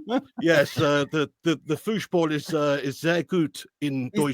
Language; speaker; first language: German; non-native, learner; English